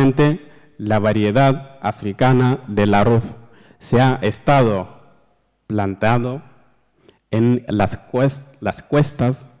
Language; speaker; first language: Spanish; non-native, learner; Fula